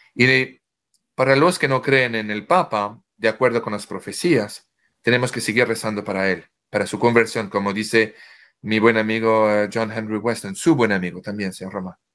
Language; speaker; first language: Spanish; non-native, fluent; French